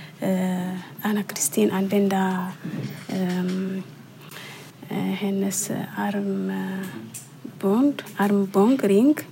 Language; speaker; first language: Swedish; non-native, learner; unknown